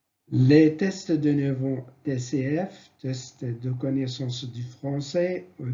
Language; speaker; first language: French; non-native, fluent; Arabic